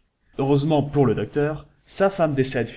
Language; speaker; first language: French; native; French